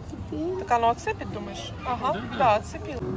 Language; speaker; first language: Russian; native; Russian